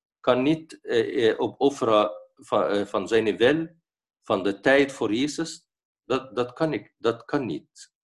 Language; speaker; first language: Dutch; non-native, fluent; Arabic